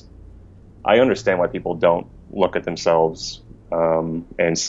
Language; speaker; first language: English; native; English